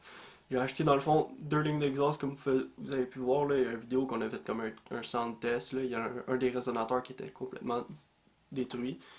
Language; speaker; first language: French; native; French